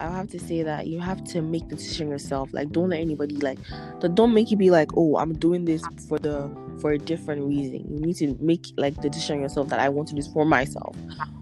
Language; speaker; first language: English; non-native, local second language; Yoruba